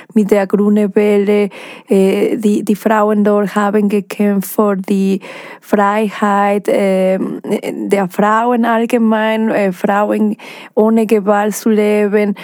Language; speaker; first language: German; non-native, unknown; Spanish